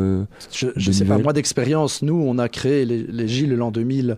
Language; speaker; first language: French; native; French